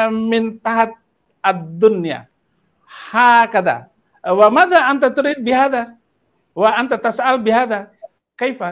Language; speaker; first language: Arabic; non-native, learner; Indonesian